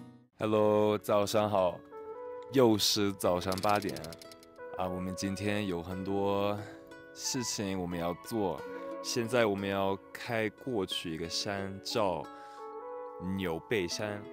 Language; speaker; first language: Chinese; non-native, fluent; English